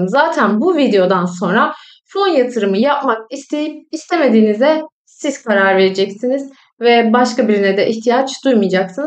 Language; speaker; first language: Turkish; native; Turkish